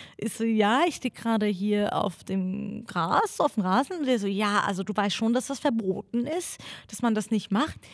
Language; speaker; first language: German; early bilingual, other home language; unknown